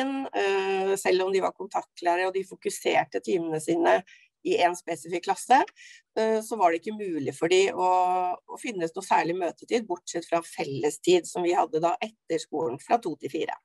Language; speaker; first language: Norwegian; native; Norwegian